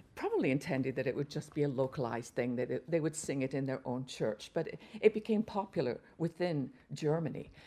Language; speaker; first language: English; native; English